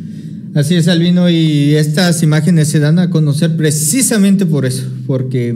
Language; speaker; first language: Spanish; native; Spanish